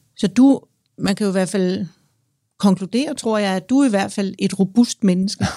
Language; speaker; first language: Danish; native; Danish